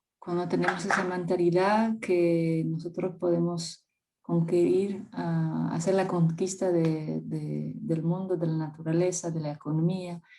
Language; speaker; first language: Spanish; non-native, fluent; French